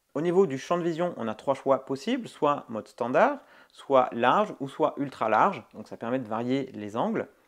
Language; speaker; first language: French; native; French